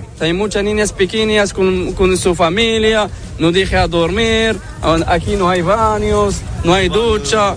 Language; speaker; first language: Spanish; non-native, learner; Arabic